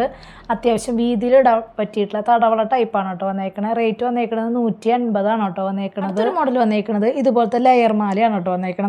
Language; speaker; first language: Malayalam; native; Malayalam